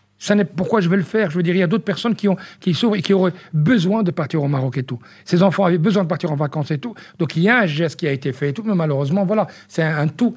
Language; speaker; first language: French; early bilingual, other home language; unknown